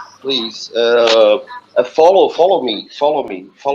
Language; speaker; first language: English; non-native, learner; Portuguese